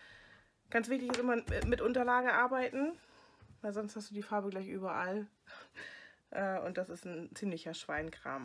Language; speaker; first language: German; native; German